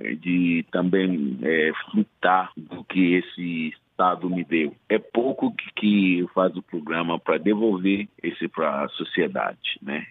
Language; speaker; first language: Portuguese; non-native, fluent; Akan